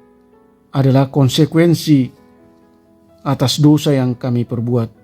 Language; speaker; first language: Indonesian; native; Indonesian